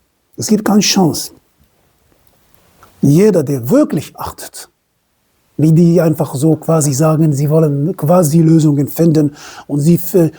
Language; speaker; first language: German; non-native, fluent; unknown